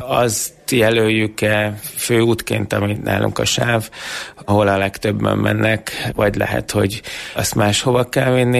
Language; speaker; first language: Hungarian; native; Hungarian